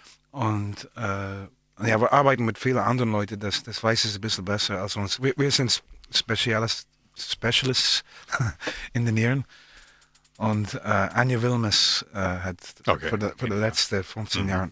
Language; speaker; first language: German; non-native, learner; English